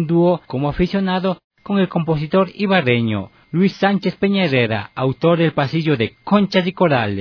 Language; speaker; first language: Spanish; native; Spanish